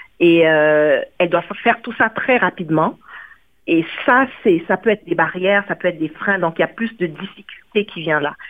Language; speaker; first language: French; non-native, local second language; Kongo